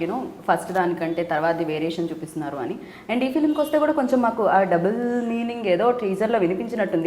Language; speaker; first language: Telugu; native; Telugu